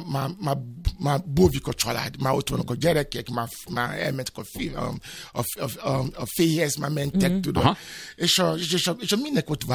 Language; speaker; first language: Hungarian; non-native, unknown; Yoruba